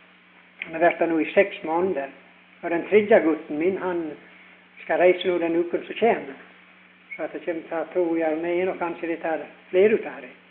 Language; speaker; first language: Norwegian; early bilingual, heritage; Norwegian